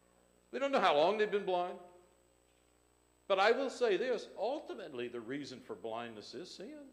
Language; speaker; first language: English; native; English